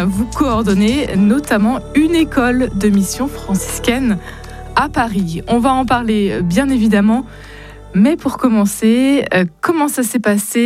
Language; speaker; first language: French; native; French